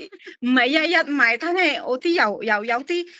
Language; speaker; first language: Cantonese; non-native, fluent; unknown